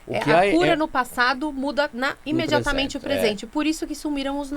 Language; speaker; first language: Portuguese; native; Portuguese